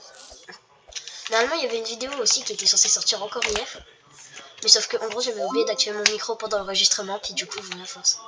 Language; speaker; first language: French; native; French